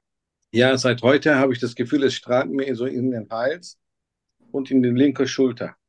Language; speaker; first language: German; non-native, fluent; Turkish